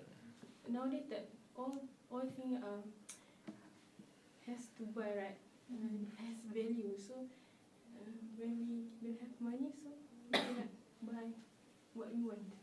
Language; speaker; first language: English; non-native, local second language; Malay